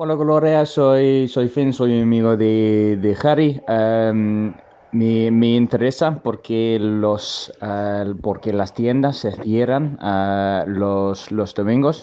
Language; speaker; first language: Spanish; non-native, learner; English